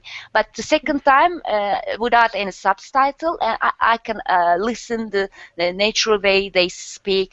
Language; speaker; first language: English; non-native, learner; Turkish